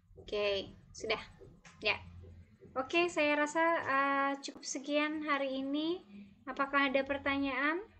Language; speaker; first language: Indonesian; native; Indonesian